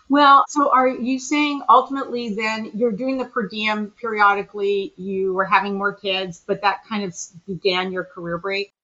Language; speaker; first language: English; native; English